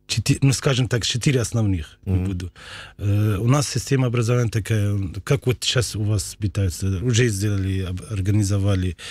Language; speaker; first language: Russian; non-native, fluent; Arabic